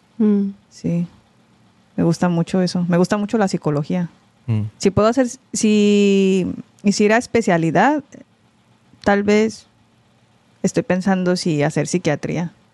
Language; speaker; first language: Spanish; early bilingual, other home language; Korean